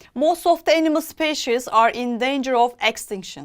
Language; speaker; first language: English; non-native, fluent; Turkish